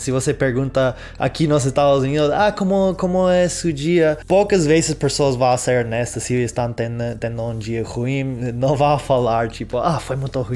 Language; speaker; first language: Portuguese; non-native, fluent; English